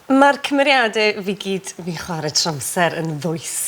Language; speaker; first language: Welsh; native; Welsh